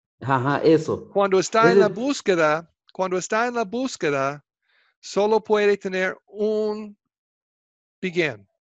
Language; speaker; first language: Spanish; non-native, fluent; English